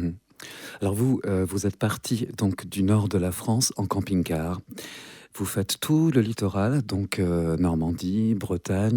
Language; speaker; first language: French; native; French